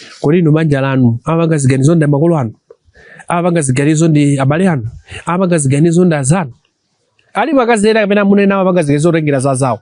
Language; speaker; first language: Nyanja; non-native, local second language; Tumbuka